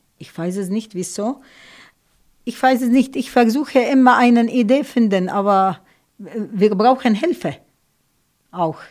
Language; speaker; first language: German; non-native, learner; Arabic